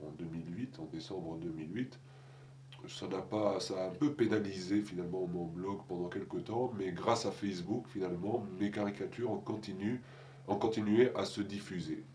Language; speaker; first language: French; non-native, local second language; Arabic